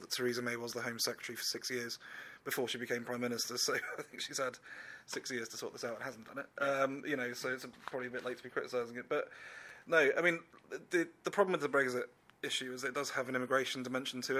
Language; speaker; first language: English; native; English